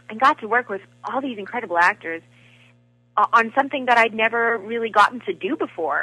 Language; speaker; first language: English; native; English